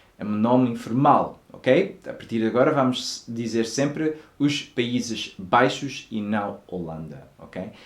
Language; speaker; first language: Portuguese; non-native, fluent; Dutch